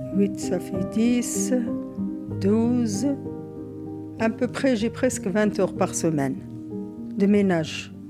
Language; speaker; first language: French; non-native, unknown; Arabic